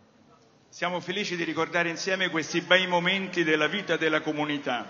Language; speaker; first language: Italian; native; Italian